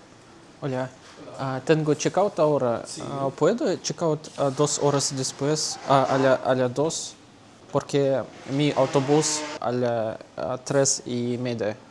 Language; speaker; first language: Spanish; non-native, learner; Russian